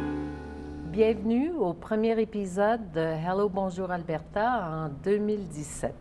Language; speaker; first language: French; native; French